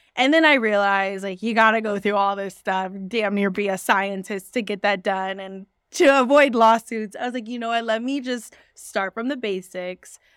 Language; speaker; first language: English; native; English